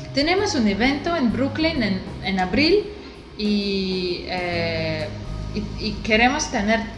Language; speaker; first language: Spanish; non-native, learner; Russian